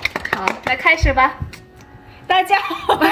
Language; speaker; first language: Chinese; non-native, fluent; Mongolian